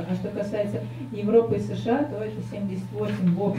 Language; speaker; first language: Russian; native; Russian